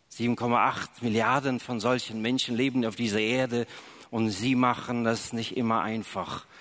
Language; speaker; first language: German; early bilingual, other home language; Russian